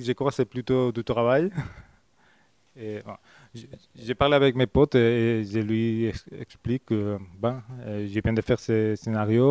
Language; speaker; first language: French; non-native, fluent; Spanish